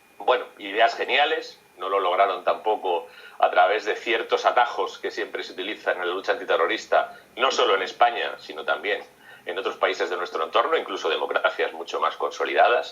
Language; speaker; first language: Spanish; native; Spanish